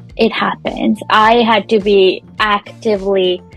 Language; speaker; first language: English; non-native, local second language; Punjabi